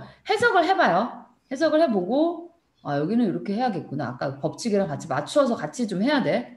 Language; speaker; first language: Korean; native; Korean